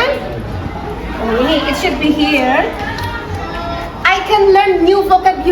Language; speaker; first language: English; non-native, fluent; Indonesian